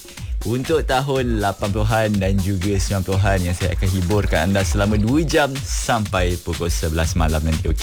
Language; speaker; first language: Malay; native; Malay